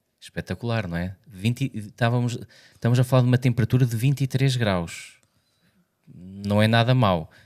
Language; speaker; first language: Portuguese; native; Portuguese